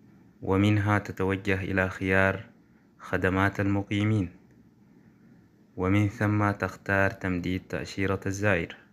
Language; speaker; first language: Arabic; native; Arabic